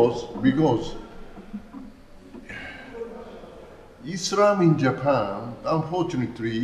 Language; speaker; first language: English; non-native, learner; Japanese